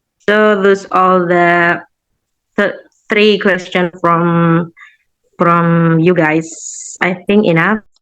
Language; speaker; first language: English; non-native, learner; Indonesian